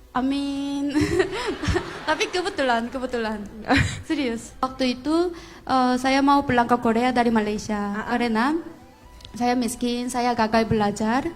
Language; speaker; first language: Indonesian; non-native, fluent; Korean